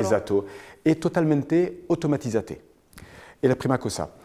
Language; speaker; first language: Italian; non-native, fluent; French